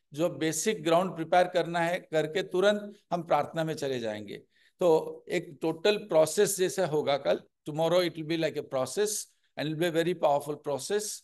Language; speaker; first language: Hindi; non-native, local second language; Telugu